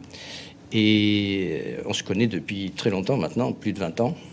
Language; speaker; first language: French; non-native, fluent; Spanish